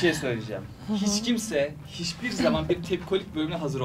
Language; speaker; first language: Turkish; native; Turkish